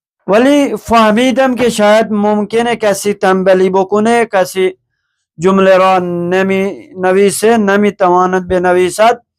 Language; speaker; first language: Persian; non-native, fluent; Urdu